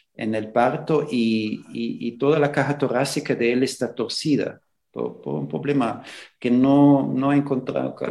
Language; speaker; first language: Spanish; non-native, fluent; German